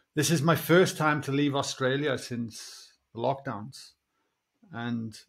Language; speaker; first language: English; native; English